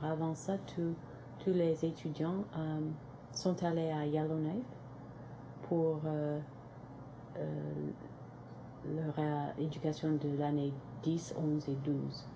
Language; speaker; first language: French; non-native, local second language; English